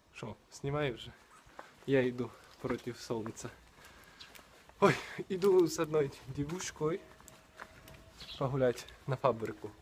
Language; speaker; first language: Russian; non-native, local second language; Ukrainian